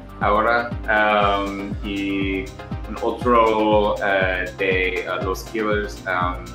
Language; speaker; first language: Spanish; non-native, learner; English